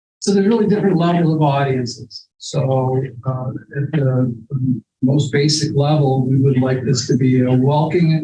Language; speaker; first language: English; native; English